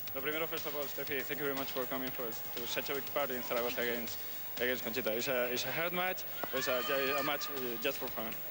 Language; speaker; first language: English; non-native, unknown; Spanish